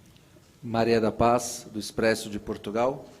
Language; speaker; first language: Portuguese; native; Portuguese